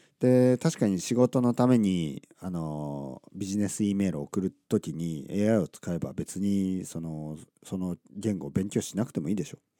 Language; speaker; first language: Japanese; native; Japanese